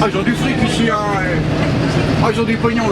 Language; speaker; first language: French; native; French